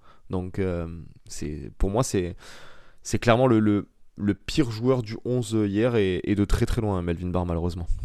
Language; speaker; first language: French; native; French